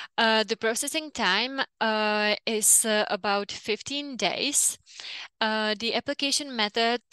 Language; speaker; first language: English; non-native, fluent; Czech